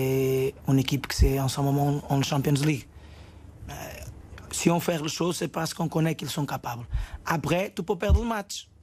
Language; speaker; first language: French; non-native, fluent; Portuguese